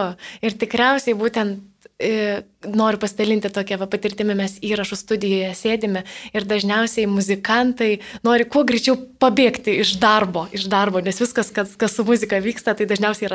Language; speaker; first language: Lithuanian; native; Lithuanian